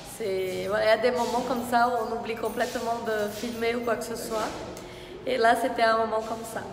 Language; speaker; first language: French; non-native, fluent; Portuguese